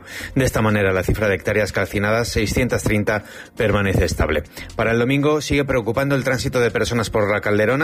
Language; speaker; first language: Spanish; native; Spanish